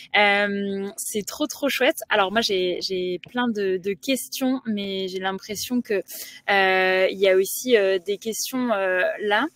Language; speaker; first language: French; native; French